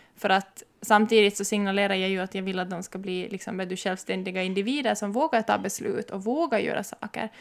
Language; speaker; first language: Swedish; native; Swedish